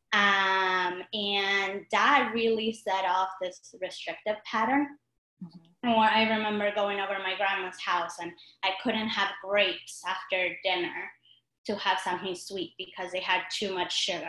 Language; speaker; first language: English; non-native, fluent; Spanish